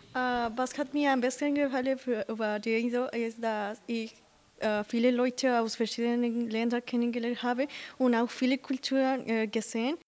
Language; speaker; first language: German; non-native, learner; Spanish